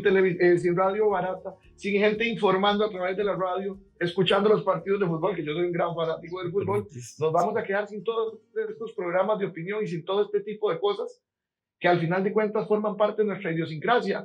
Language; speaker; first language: Spanish; native; Spanish